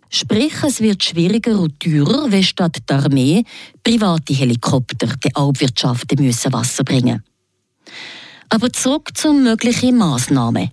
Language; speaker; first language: German; native; German